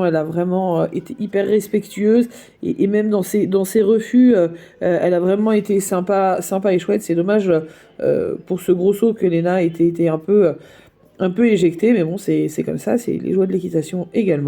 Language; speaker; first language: French; native; French